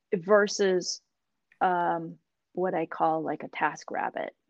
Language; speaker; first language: English; native; English